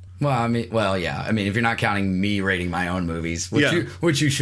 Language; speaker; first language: English; native; English